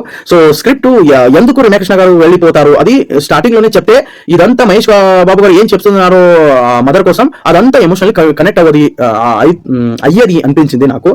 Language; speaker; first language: Telugu; non-native, learner; Kannada